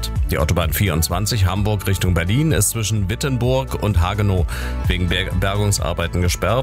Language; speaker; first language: German; native; German